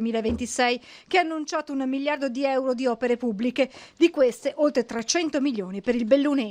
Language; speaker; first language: Italian; native; Italian